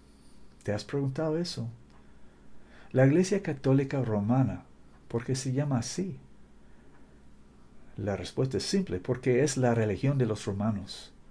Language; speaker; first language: Spanish; non-native, fluent; English